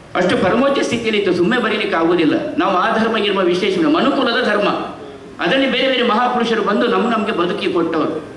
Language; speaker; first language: Kannada; non-native, local second language; Tulu